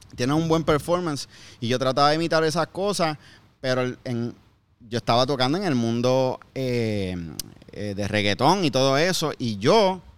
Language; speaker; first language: Spanish; native; Spanish